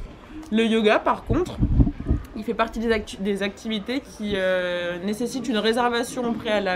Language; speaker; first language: French; native; French